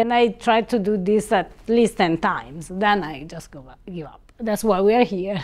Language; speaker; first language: English; non-native, fluent; Italian